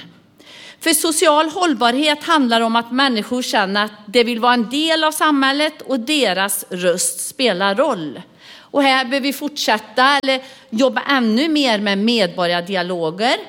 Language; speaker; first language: Swedish; native; Swedish